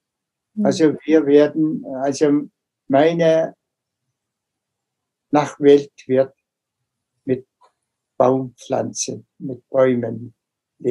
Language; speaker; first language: German; non-native, fluent; Tuvinian